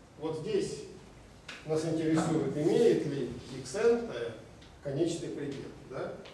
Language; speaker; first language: Russian; native; Russian